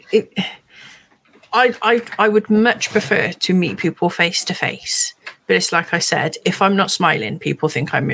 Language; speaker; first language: English; native; English